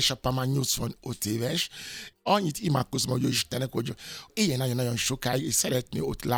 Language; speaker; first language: Hungarian; non-native, learner; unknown